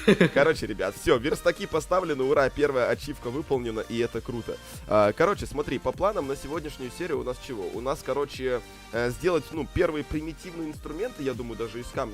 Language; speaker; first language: Russian; native; Russian